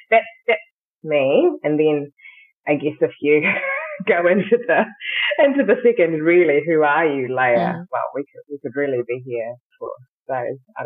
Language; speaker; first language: English; early bilingual, other home language; Shona